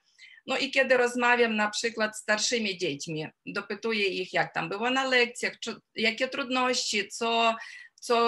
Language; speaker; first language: Polish; non-native, fluent; Ukrainian